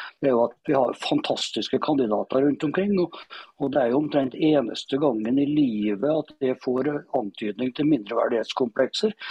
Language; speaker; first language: Norwegian; native; Norwegian